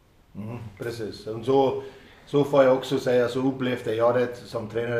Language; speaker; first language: Swedish; non-native, fluent; German